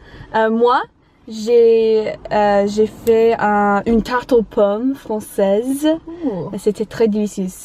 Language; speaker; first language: French; non-native, learner; English